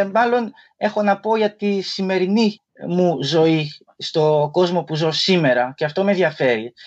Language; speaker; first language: Greek; early bilingual, other home language; French